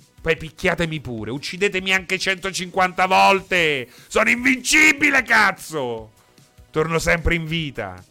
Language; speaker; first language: Italian; native; Italian